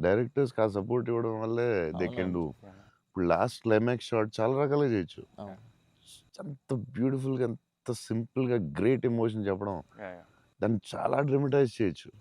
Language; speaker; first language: Telugu; native; Telugu